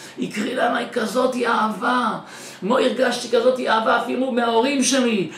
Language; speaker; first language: Hebrew; native; Hebrew